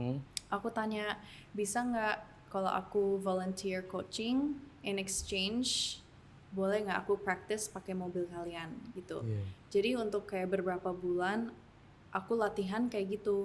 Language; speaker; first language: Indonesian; early bilingual, heritage; English